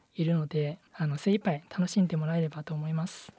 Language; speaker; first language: Japanese; non-native, fluent; Chinese